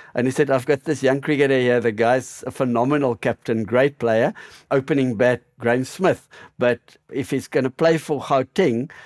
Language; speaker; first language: English; native; English